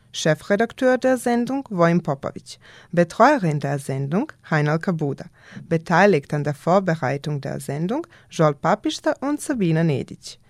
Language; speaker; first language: German; non-native, fluent; Serbian